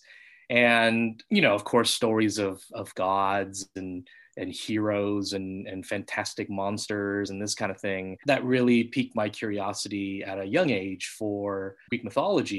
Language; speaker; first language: English; native; English